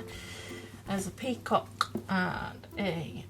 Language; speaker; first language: English; native; English